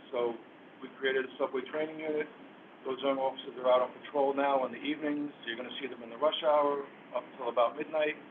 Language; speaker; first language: English; native; English